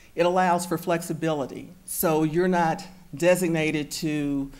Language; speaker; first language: English; native; English